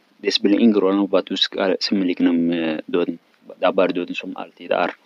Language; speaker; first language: Swedish; non-native, learner; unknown